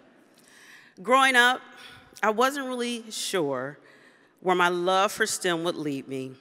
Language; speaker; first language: English; native; English